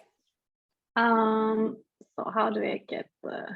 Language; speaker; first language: English; non-native, fluent; German